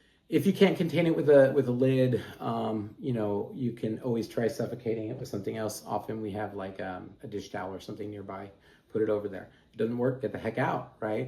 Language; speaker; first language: English; native; English